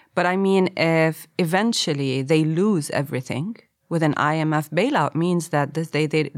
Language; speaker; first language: English; non-native, fluent; Arabic